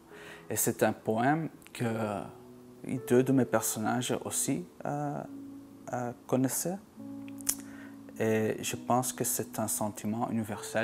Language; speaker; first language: French; non-native, local second language; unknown